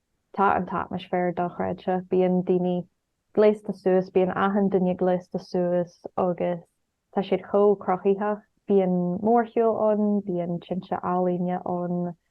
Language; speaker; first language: Irish; non-native, local second language; English